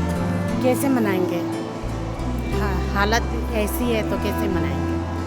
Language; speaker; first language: Hindi; non-native, local second language; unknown